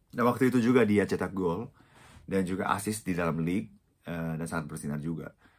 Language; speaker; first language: Indonesian; non-native, fluent; Japanese